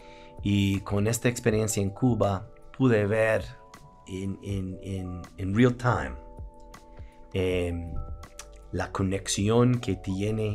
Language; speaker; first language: Spanish; non-native, fluent; English